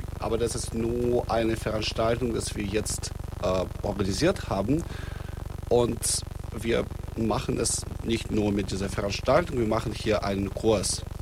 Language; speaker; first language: German; non-native, fluent; Russian